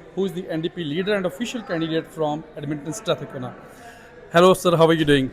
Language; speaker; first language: English; non-native, local second language; Punjabi